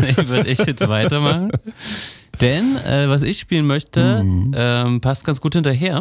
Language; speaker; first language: German; native; German